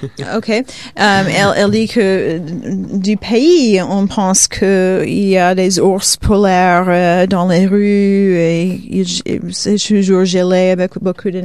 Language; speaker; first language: French; non-native, fluent; Swedish